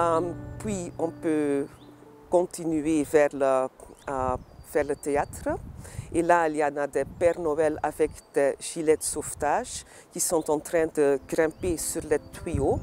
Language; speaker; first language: French; non-native, local second language; Dutch